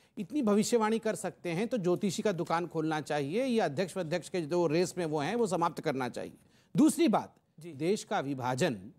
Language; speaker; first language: Hindi; non-native, local second language; Odia